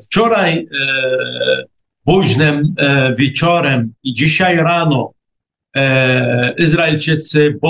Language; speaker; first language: Polish; non-native, fluent; Arabic